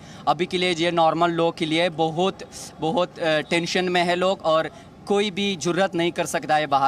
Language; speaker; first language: Hindi; non-native, fluent; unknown